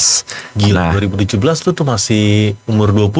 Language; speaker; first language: Indonesian; native; Indonesian